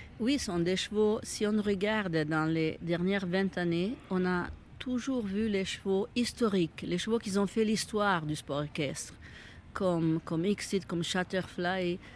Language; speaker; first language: French; non-native, fluent; Italian